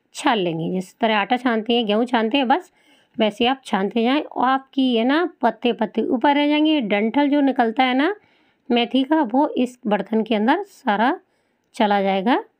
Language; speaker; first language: Hindi; native; Hindi